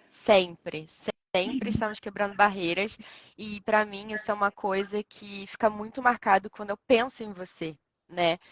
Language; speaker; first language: Portuguese; native; Portuguese